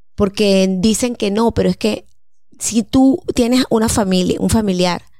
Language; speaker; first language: Spanish; native; Spanish